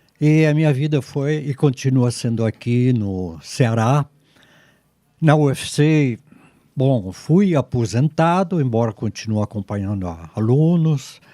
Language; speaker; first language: Portuguese; non-native, fluent; French